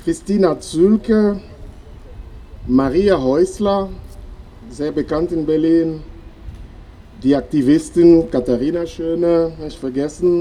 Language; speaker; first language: German; non-native, fluent; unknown